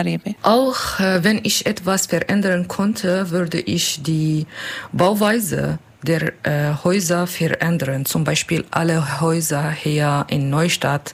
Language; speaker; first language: German; non-native, learner; Kurdish